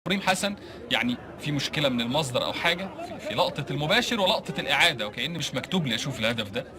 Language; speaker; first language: Arabic; native; Arabic